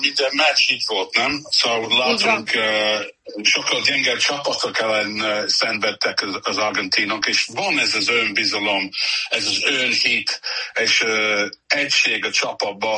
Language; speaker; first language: Hungarian; non-native, fluent; English